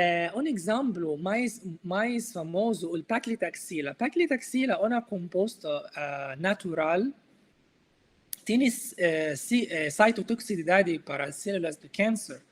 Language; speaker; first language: Portuguese; non-native, learner; Arabic